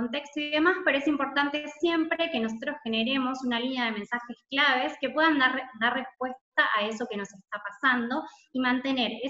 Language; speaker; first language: Spanish; native; Spanish